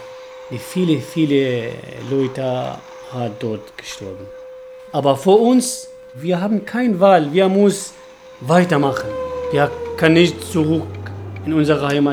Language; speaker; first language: German; non-native, learner; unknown